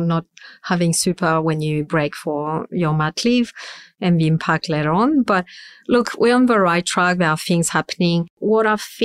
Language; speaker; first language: English; non-native, fluent; French